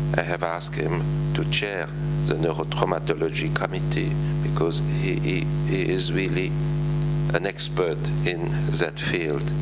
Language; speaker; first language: English; non-native, fluent; French